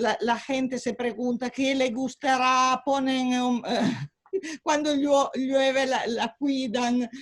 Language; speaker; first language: Spanish; non-native, fluent; Italian